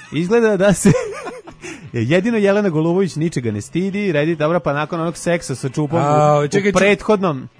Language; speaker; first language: Serbian; native; Serbian